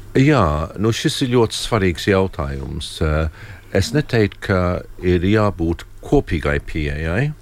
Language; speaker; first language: Latvian; native; Latvian